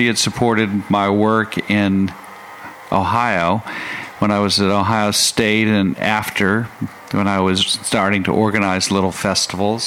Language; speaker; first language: English; native; English